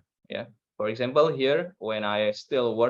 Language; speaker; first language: English; non-native, learner; Indonesian